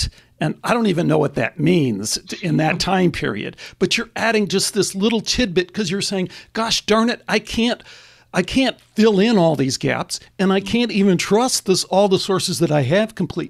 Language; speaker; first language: English; native; English